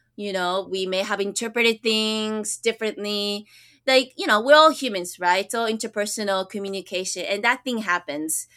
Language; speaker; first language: English; early bilingual, other home language; Japanese